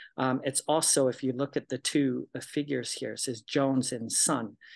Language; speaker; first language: English; early bilingual, other home language; Japanese